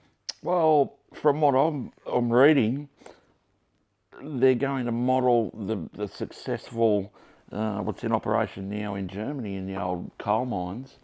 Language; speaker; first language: English; native; English